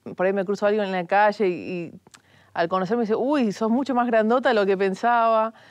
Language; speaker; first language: Spanish; native; Spanish